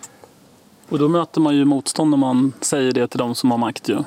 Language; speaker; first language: Swedish; native; Swedish